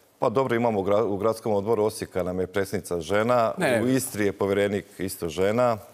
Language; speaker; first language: Croatian; native; Croatian